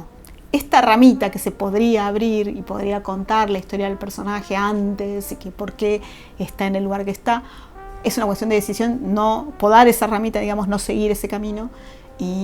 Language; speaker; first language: Spanish; native; Spanish